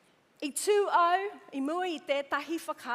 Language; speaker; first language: Māori; non-native, local second language; English